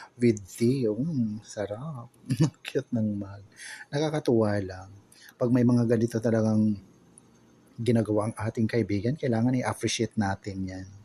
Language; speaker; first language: Filipino; non-native, local second language; Waray